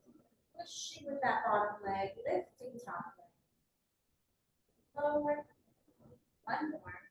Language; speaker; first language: English; native; English